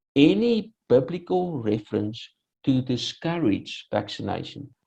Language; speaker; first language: English; non-native, local second language; Afrikaans